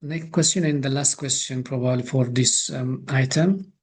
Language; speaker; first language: English; non-native, local second language; Amharic